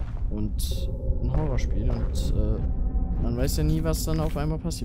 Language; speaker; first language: German; native; German